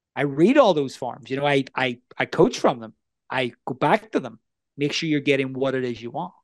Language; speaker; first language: English; native; English